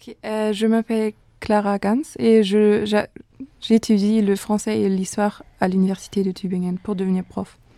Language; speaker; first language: French; non-native, fluent; German